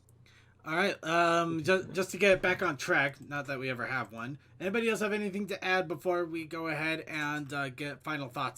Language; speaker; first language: English; native; English